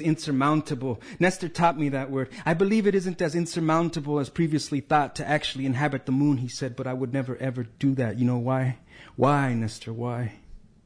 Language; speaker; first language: English; native; English